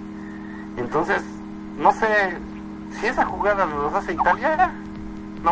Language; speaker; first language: Spanish; native; Spanish